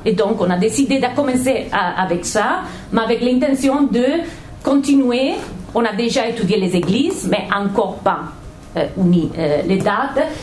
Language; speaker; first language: French; non-native, fluent; Catalan